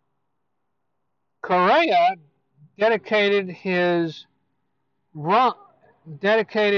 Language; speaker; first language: English; native; English